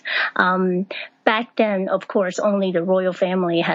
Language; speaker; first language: English; non-native, fluent; Chinese